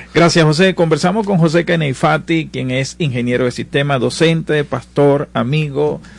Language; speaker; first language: Spanish; native; Spanish